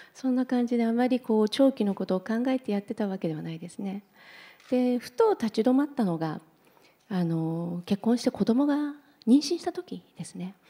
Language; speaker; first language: Japanese; native; Japanese